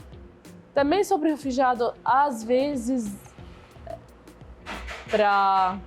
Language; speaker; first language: Portuguese; non-native, learner; Arabic